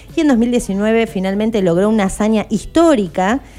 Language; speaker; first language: Spanish; native; Spanish